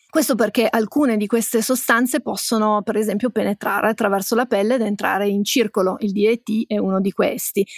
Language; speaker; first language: Italian; native; Italian